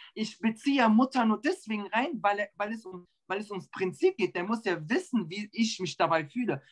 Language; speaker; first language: German; early bilingual, other home language; Turkish